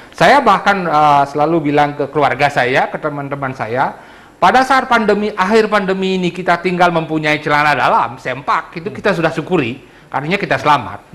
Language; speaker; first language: Indonesian; non-native, local second language; Balinese